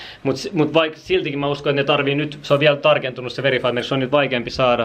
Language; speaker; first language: Finnish; native; Finnish